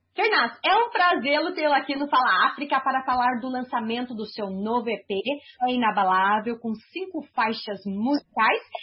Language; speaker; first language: Portuguese; native; Portuguese